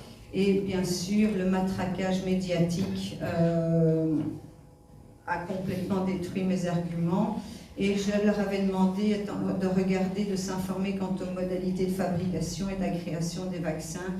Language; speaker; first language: French; native; French